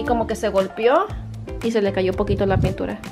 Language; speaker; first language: Spanish; native; Spanish